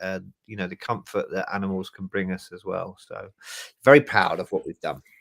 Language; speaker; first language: English; native; English